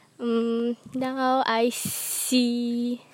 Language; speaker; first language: English; non-native, learner; Malay